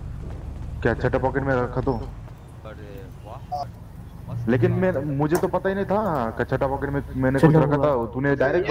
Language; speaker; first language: Hindi; native; Hindi